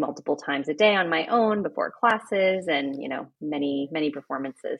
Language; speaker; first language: English; native; English